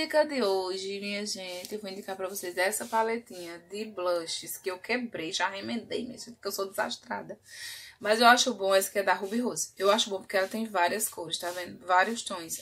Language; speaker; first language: Portuguese; native; Portuguese